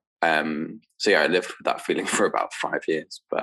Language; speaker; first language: English; native; English